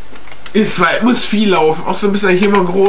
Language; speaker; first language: German; native; German